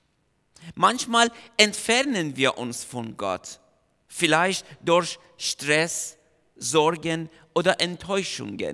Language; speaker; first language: German; non-native, fluent; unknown